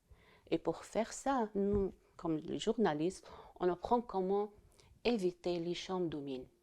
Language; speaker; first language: French; non-native, fluent; Arabic